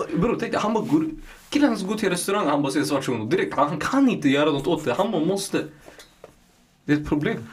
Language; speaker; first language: Swedish; native; Swedish